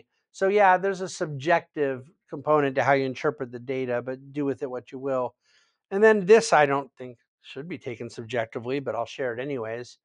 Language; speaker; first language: English; native; English